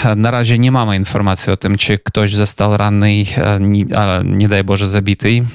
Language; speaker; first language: Polish; non-native, fluent; Ukrainian